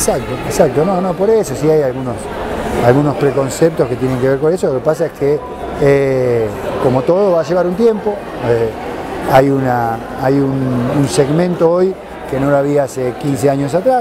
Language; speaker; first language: Spanish; native; Spanish